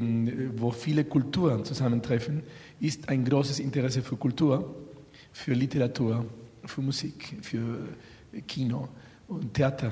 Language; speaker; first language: German; non-native, fluent; Spanish